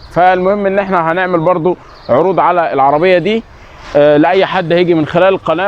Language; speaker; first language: Arabic; native; Arabic